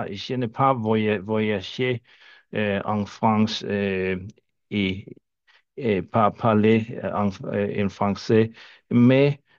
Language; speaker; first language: French; non-native, learner; Danish